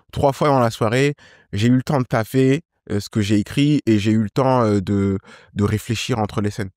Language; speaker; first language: French; native; French